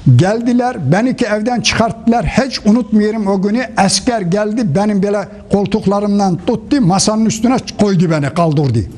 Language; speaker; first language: Turkish; native; Turkish